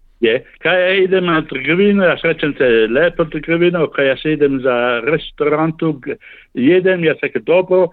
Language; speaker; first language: Slovenian; early bilingual, heritage; Slovenian